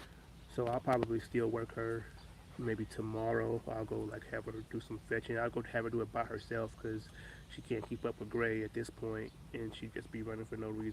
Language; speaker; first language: English; native; English